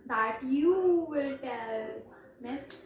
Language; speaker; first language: English; non-native, local second language; Hindi